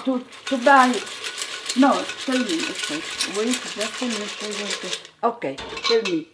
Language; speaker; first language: English; non-native, learner; Italian